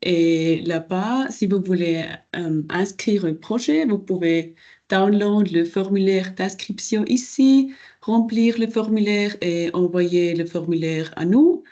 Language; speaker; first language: French; non-native, local second language; German